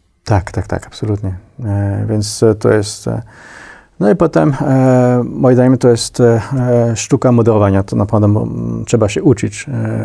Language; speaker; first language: Polish; non-native, fluent; French